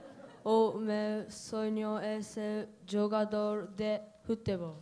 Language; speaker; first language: Portuguese; non-native, learner; Japanese